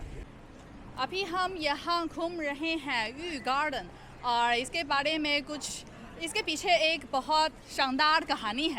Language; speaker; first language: Hindi; non-native, fluent; Chinese